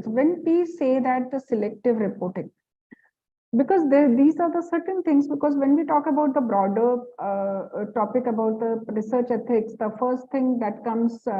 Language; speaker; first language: English; non-native, local second language; Hindi